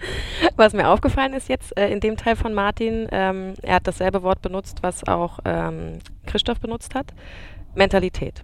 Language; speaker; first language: German; native; German